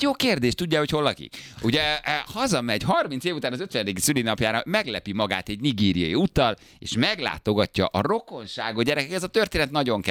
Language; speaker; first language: Hungarian; native; Hungarian